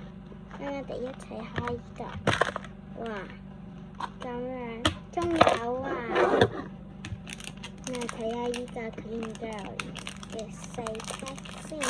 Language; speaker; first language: Cantonese; native; Cantonese